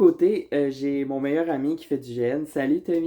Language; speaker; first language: French; native; French